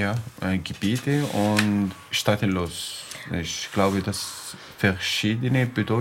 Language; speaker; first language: German; non-native, learner; Arabic